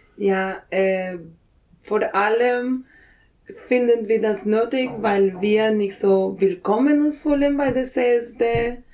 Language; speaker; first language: German; non-native, fluent; Spanish